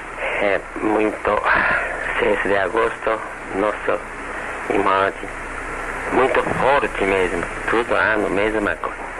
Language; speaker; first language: Portuguese; non-native, learner; Japanese